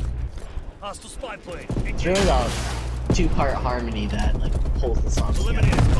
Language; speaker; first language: English; native; English